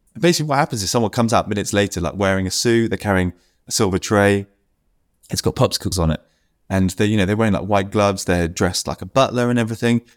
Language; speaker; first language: English; native; English